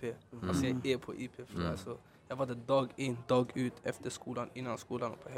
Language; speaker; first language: Swedish; early bilingual, other home language; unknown